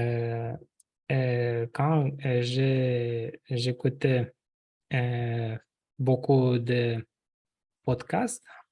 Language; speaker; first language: French; non-native, learner; Russian